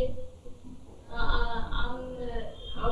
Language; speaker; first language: German; non-native, learner; Hindi